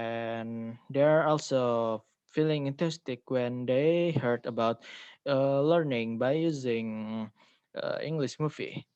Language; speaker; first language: English; non-native, learner; Indonesian